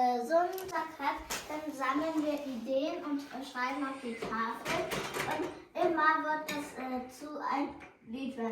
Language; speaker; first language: German; early bilingual, other home language; Marathi